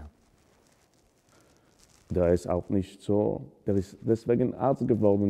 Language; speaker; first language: German; non-native, fluent; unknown